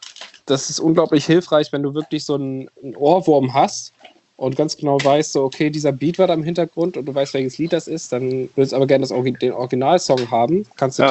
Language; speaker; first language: German; native; German